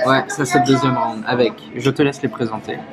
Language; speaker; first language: French; native; French